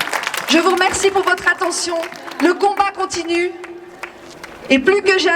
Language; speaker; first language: French; native; French